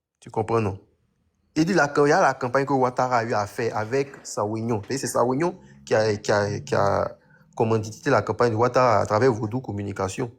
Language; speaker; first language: French; native; French